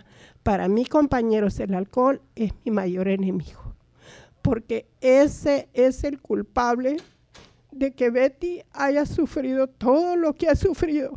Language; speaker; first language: Spanish; native; Spanish